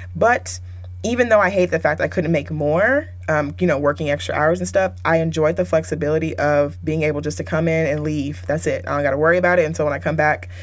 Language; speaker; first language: English; native; English